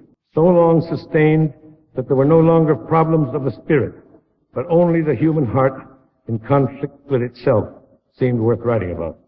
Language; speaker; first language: English; native; English